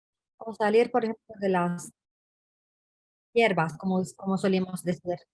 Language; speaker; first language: Spanish; non-native, fluent; English